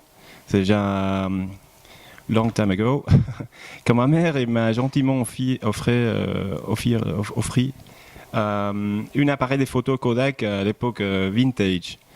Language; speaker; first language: French; non-native, fluent; Spanish